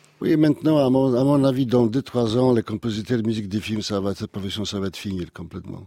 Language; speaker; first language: French; non-native, learner; Polish